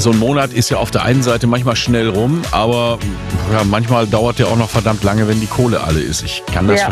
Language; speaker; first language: German; native; German